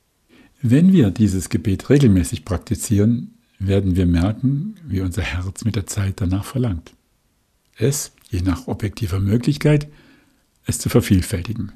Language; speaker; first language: German; native; German